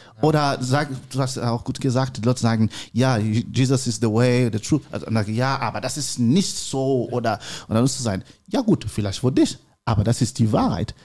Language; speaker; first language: German; non-native, learner; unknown